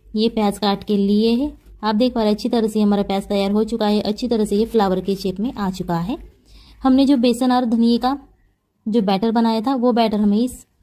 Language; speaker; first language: Hindi; non-native, local second language; Marathi